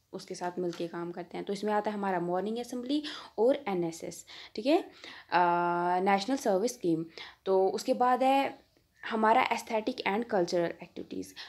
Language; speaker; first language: Hindi; non-native, local second language; Kashmiri